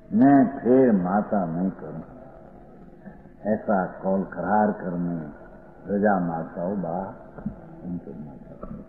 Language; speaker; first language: Hindi; non-native, local second language; Gujarati